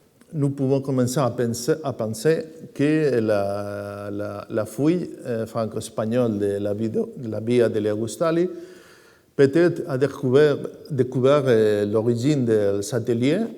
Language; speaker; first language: French; non-native, fluent; Spanish